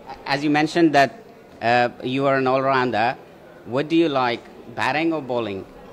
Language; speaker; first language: English; non-native, fluent; Persian